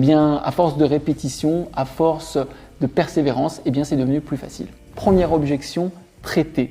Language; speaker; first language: French; native; French